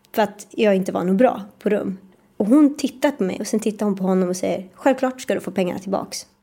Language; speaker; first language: Swedish; early bilingual, other home language; Persian